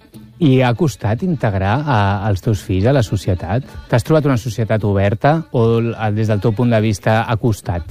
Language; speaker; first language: Catalan; native; Catalan